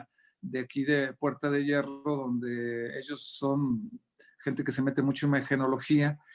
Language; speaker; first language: Spanish; native; Spanish